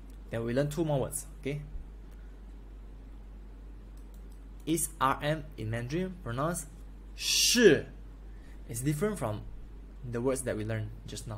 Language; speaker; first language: English; non-native, local second language; Chinese